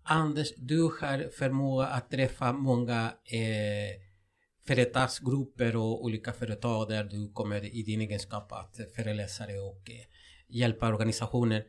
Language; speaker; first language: Swedish; non-native, fluent; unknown